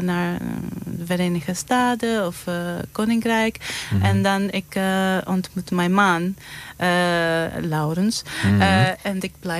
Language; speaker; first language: Dutch; non-native, fluent; Greek